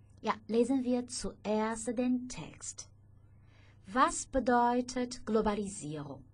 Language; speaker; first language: German; non-native, fluent; Chinese